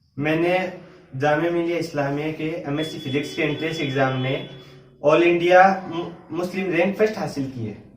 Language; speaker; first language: Hindi; native; Hindi